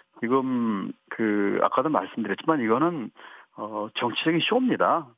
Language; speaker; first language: Korean; native; Korean